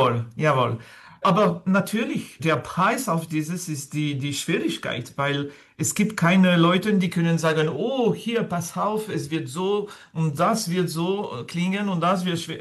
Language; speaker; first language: German; non-native, fluent; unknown